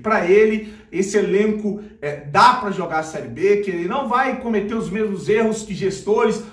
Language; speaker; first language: Portuguese; native; Portuguese